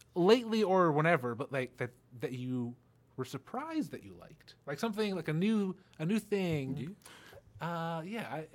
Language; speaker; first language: English; native; English